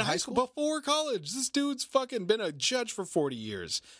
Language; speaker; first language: English; native; English